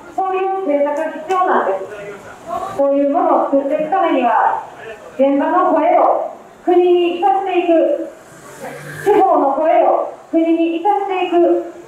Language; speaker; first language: Japanese; native; Japanese